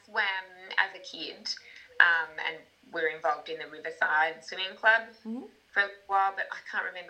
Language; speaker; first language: English; native; English